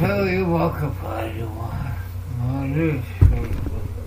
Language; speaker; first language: Estonian; non-native, local second language; Russian